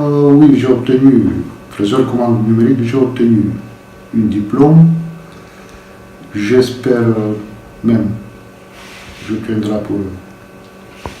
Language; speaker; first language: French; non-native, fluent; Bulgarian